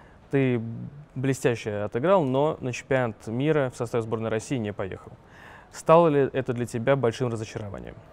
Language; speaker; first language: Russian; native; Russian